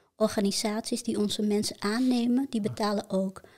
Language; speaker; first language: Dutch; native; Dutch